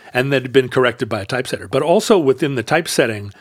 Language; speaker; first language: English; native; English